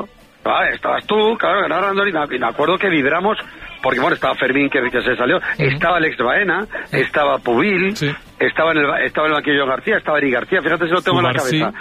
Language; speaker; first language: Spanish; native; Spanish